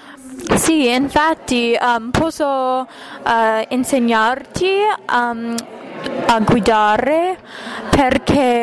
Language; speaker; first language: Italian; non-native, learner; English